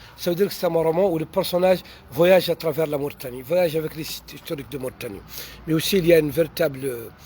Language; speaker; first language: French; non-native, local second language; Arabic